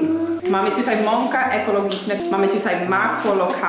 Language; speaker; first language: Polish; non-native, fluent; English